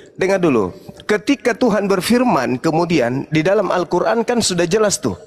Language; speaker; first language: Indonesian; native; Indonesian